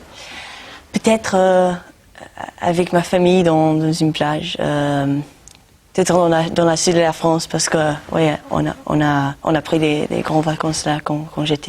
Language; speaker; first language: French; non-native, learner; English